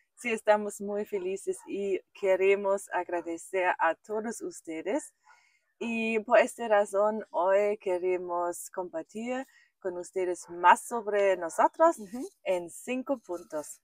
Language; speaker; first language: Spanish; non-native, fluent; German